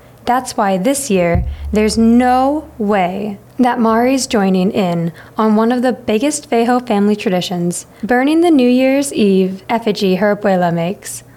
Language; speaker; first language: English; native; English